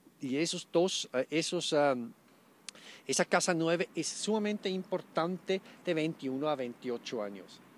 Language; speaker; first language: Spanish; non-native, fluent; German